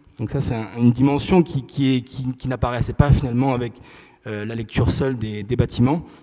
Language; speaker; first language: French; native; French